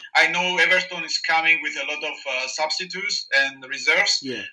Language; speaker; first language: English; non-native, fluent; Greek